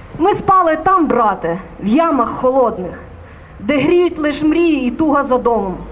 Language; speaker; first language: Ukrainian; native; Ukrainian